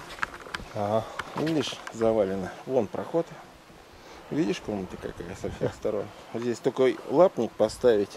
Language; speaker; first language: Russian; native; Russian